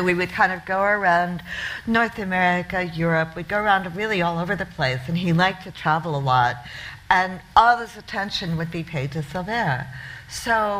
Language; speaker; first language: English; native; English